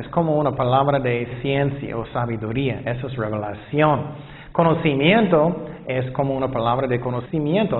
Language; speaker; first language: Spanish; non-native, fluent; English